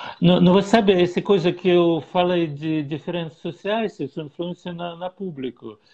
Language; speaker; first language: Portuguese; non-native, learner; Russian